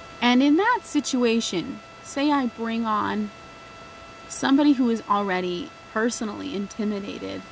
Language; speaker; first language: English; native; English